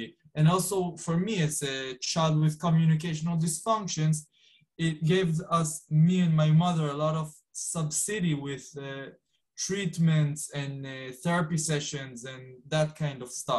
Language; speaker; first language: English; non-native, fluent; Hebrew